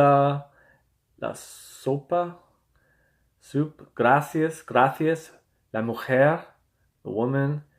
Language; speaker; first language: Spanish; non-native, learner; English